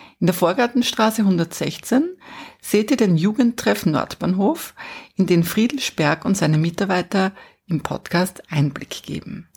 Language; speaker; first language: German; native; German